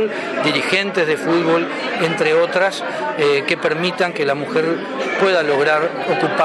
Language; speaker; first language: Spanish; native; Spanish